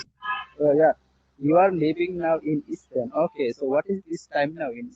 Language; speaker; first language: English; non-native, learner; Bangla